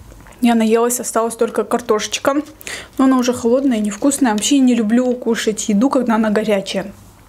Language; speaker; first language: Russian; native; Russian